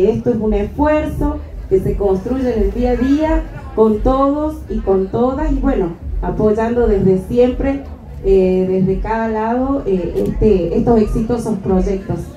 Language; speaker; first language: Spanish; native; Spanish